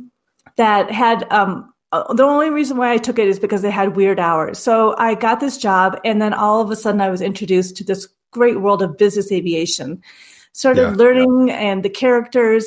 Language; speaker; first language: English; native; English